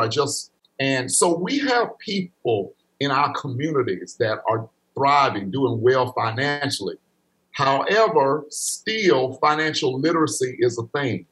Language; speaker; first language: English; native; English